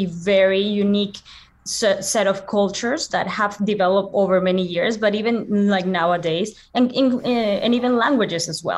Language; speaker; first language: English; non-native, fluent; Spanish